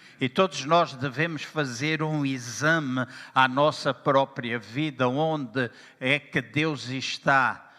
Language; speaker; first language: Portuguese; native; Portuguese